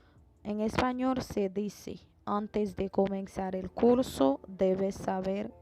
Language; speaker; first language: Spanish; non-native, fluent; Haitian Creole